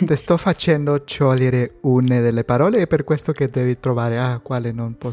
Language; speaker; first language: Italian; non-native, learner; Spanish